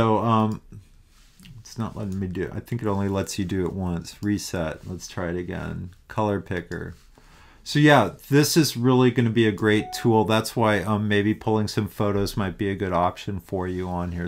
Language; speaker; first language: English; native; English